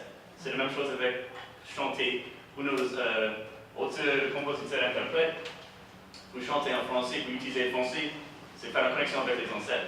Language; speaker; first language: French; early bilingual, heritage; English